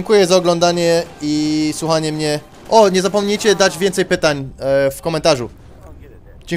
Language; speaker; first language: Polish; early bilingual, heritage; Polish